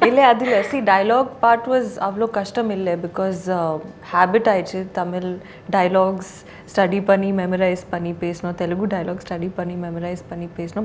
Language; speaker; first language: Tamil; non-native, local second language; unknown